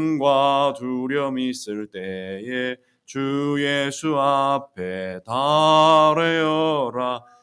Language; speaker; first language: Korean; native; Korean